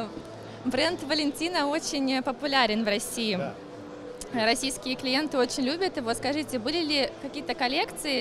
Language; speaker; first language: Russian; native; Russian